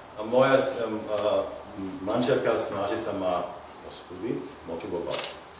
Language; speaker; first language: Slovak; non-native, learner; German